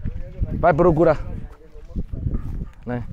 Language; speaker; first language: Portuguese; non-native, learner; Vietnamese